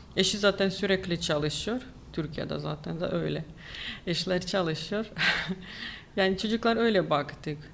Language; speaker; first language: Turkish; non-native, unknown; Ukrainian